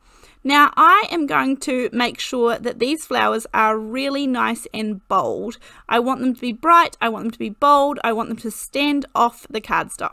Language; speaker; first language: English; native; English